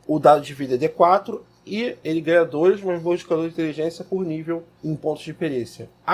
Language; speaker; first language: Portuguese; native; Portuguese